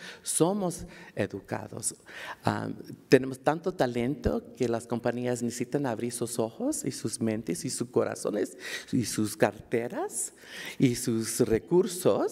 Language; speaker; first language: Spanish; early bilingual, heritage; Spanish